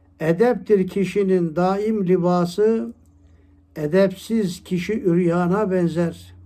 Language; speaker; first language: Turkish; native; Turkish